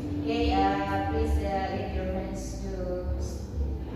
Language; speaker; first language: English; non-native, fluent; Indonesian